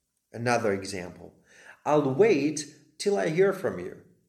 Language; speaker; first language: English; non-native, fluent; Slovak